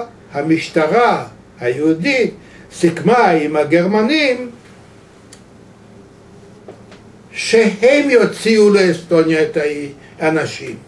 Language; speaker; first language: Hebrew; non-native, fluent; Yiddish